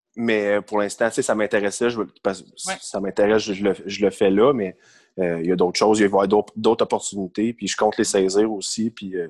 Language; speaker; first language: French; native; French